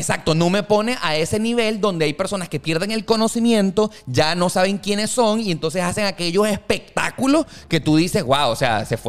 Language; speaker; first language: Spanish; native; Spanish